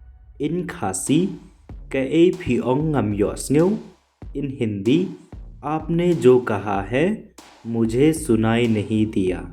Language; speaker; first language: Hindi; non-native, local second language; Khasi